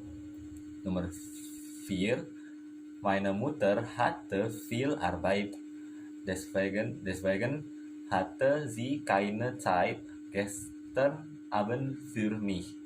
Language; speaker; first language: German; non-native, learner; Indonesian